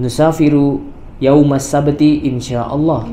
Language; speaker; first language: Arabic; non-native, learner; Indonesian